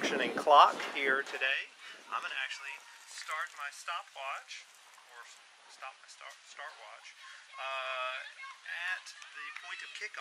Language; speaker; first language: English; native; English